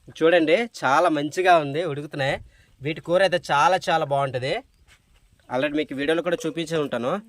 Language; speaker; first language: Telugu; non-native, local second language; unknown